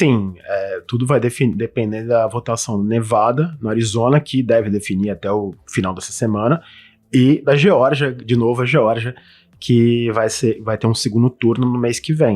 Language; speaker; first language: Portuguese; native; Portuguese